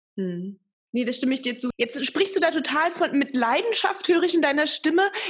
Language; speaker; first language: German; native; German